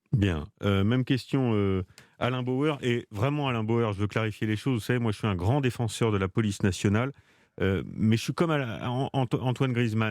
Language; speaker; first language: French; native; French